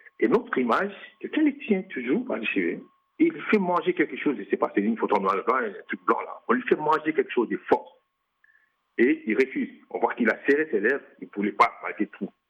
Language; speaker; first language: French; non-native, local second language; Lingala